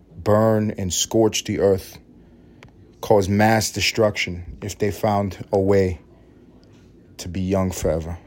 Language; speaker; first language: English; early bilingual, other home language; Spanish